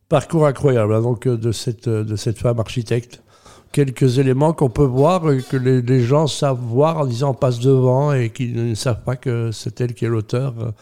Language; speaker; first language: French; native; French